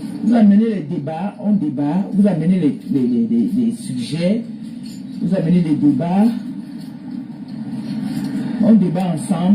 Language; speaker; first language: French; non-native, local second language; Lingala